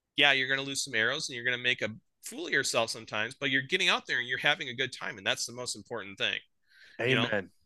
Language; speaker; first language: English; native; English